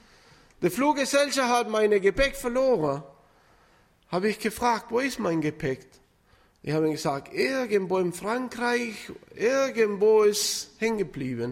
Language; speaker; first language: German; non-native, fluent; Spanish